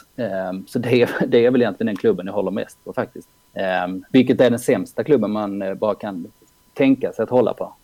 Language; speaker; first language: Swedish; native; Swedish